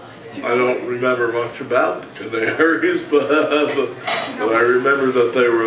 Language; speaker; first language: English; native; English